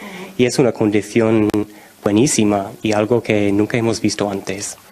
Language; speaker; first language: Spanish; non-native, fluent; English